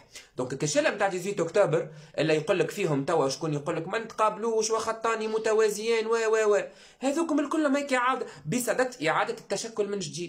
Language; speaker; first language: Arabic; native; Arabic